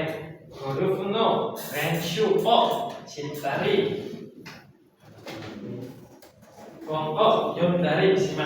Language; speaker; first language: Japanese; non-native, fluent; Indonesian